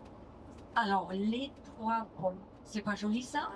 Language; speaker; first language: French; non-native, fluent; English